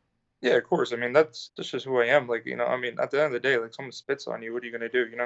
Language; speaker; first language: English; native; English